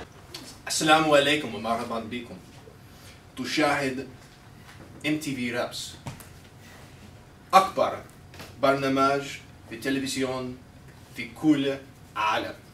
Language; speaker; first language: Arabic; non-native, learner; English